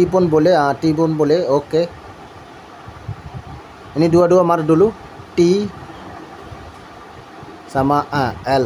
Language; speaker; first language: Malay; non-native, learner; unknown